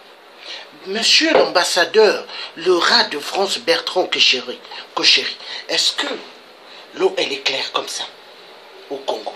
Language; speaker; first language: French; non-native, local second language; Kongo